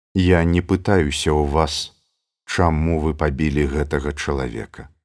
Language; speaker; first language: Belarusian; native; Belarusian